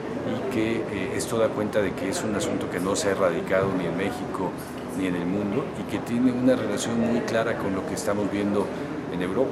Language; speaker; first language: Spanish; native; Spanish